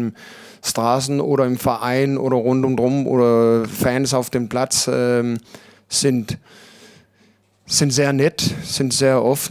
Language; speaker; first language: German; non-native, learner; Danish